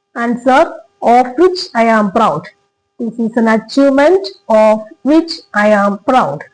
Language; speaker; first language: English; non-native, local second language; Malayalam